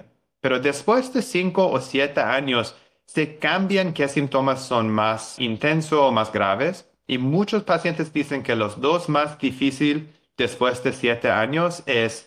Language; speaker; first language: Spanish; non-native, fluent; English